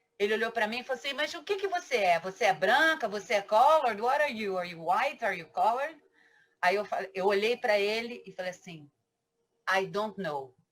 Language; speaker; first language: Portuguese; early bilingual, other home language; French